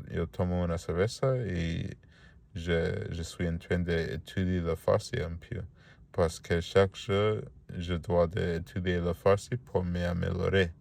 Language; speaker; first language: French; non-native, learner; Spanish